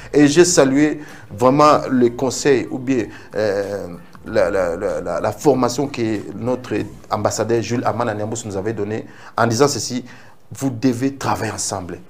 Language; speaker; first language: French; non-native, local second language; Lingala